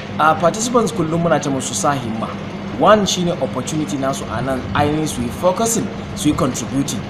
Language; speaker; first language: Hausa; native; Hausa